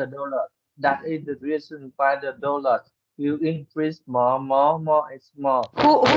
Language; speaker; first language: English; non-native, learner; Vietnamese